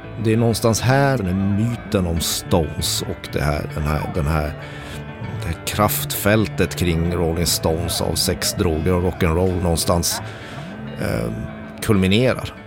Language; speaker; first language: Swedish; native; Swedish